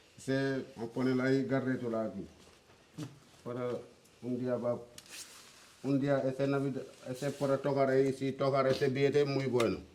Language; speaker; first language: Spanish; non-native, learner; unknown